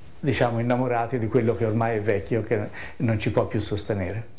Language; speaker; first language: Italian; native; Italian